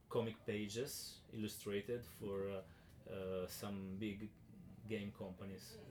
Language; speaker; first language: English; non-native, learner; Italian